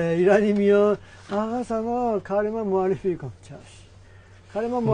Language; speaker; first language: Persian; non-native, learner; Japanese